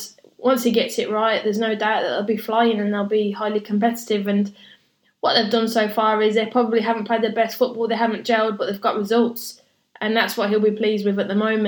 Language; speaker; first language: English; native; English